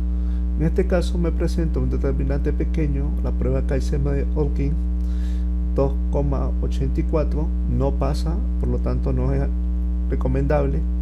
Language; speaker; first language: Spanish; native; Spanish